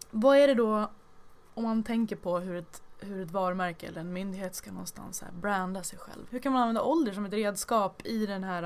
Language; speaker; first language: Swedish; native; Swedish